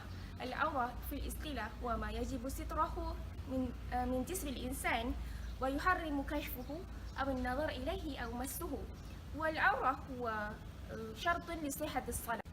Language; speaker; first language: Arabic; non-native, learner; Malay